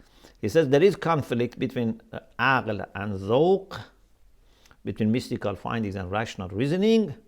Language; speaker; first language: English; non-native, fluent; Persian